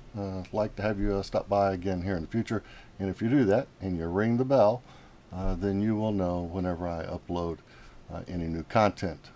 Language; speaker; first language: English; native; English